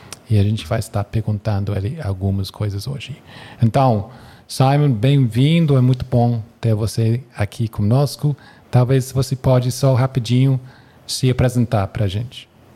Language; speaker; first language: Portuguese; non-native, fluent; English